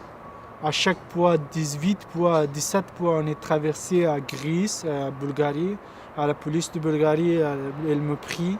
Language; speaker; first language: French; non-native, learner; Pashto